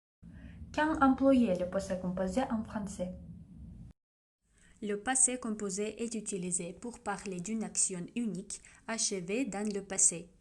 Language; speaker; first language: French; non-native, fluent; Russian